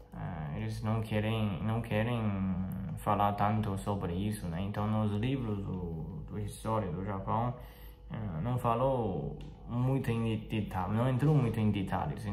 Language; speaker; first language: Portuguese; non-native, fluent; Chinese